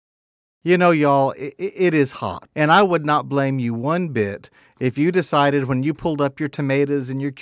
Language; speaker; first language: English; native; English